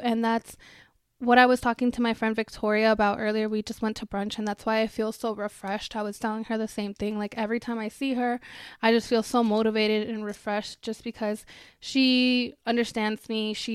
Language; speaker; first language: English; early bilingual, other home language; Spanish